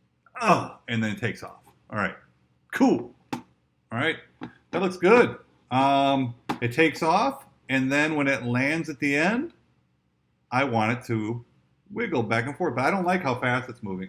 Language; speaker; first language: English; native; English